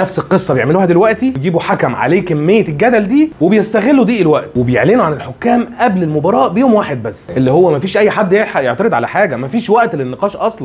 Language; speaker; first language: Arabic; native; Arabic